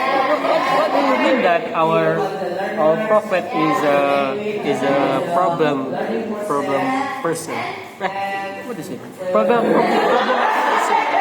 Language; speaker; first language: English; non-native, learner; Indonesian